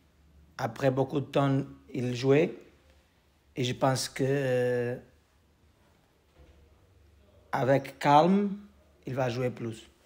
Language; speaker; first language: French; non-native, learner; Portuguese